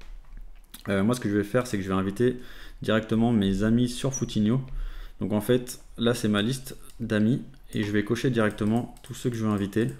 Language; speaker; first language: French; native; French